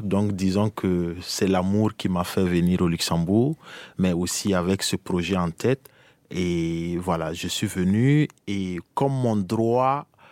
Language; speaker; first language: French; non-native, local second language; Mossi